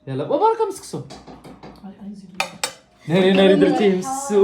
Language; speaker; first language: Arabic; native; Arabic